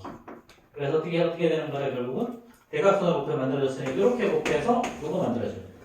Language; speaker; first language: Korean; native; Korean